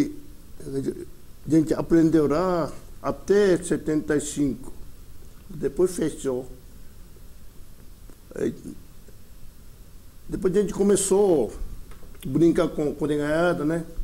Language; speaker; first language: Portuguese; early bilingual, other home language; Japanese